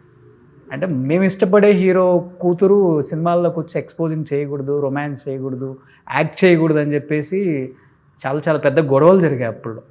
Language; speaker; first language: Telugu; native; Telugu